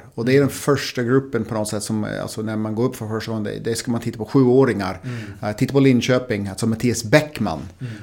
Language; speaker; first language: Swedish; non-native, fluent; English